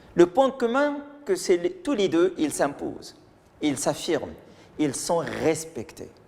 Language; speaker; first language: French; non-native, local second language; Arabic